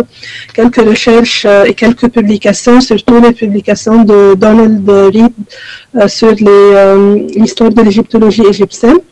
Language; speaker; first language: French; non-native, fluent; Arabic